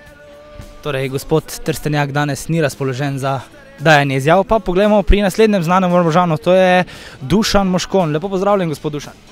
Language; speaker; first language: Slovenian; native; Slovenian